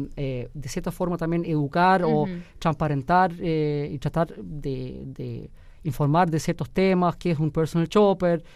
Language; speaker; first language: Spanish; early bilingual, heritage; Spanish